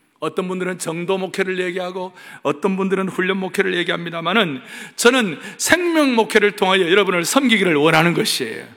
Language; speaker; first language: Korean; native; Korean